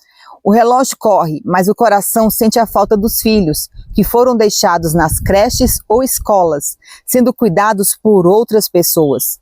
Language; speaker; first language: Portuguese; native; Portuguese